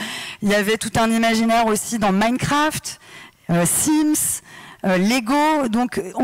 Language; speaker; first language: French; native; French